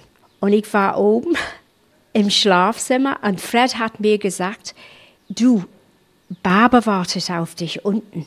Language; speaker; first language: German; non-native, fluent; English